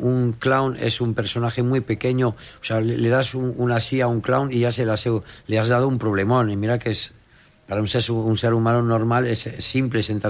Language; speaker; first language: Spanish; non-native, fluent; French